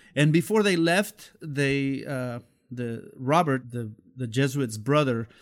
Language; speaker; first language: English; non-native, fluent; Spanish